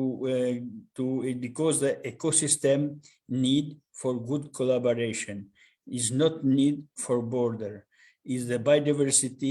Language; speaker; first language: English; non-native, learner; Albanian